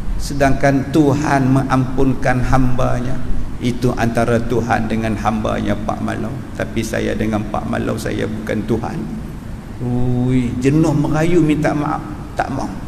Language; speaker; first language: Malay; native; Malay